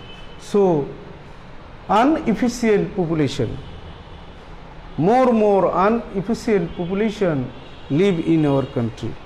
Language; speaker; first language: English; non-native, local second language; Bangla